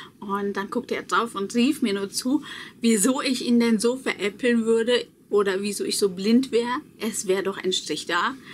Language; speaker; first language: German; early bilingual, other home language; Polish